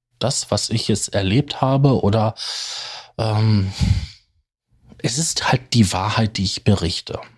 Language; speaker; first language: German; native; German